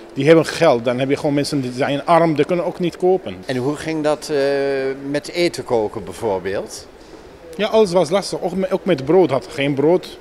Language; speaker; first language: Dutch; non-native, fluent; Arabic